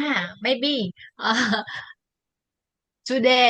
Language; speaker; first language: English; non-native, learner; Vietnamese